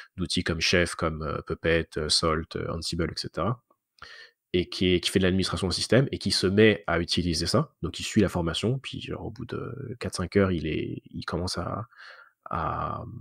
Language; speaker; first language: French; native; French